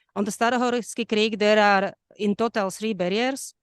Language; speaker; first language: English; non-native, fluent; Slovak